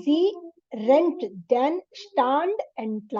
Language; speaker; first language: German; non-native, learner; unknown